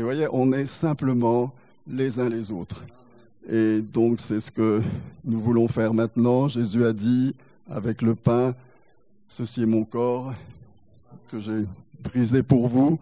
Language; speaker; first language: French; native; French